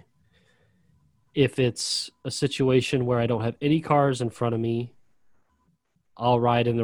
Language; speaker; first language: English; native; English